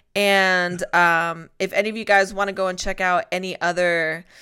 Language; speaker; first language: English; early bilingual, other home language; Spanish